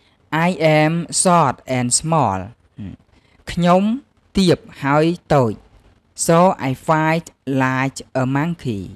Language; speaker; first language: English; non-native, learner; Khmer